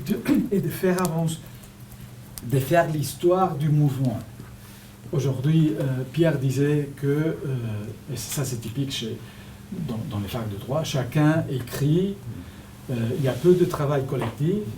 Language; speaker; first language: French; non-native, fluent; Spanish